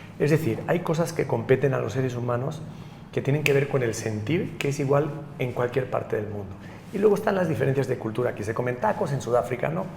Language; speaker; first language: Spanish; native; Spanish